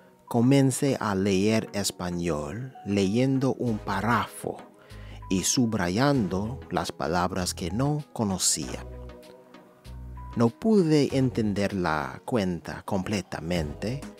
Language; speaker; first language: Spanish; non-native, learner; English